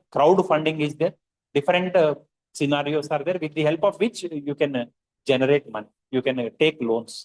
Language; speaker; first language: English; non-native, local second language; Telugu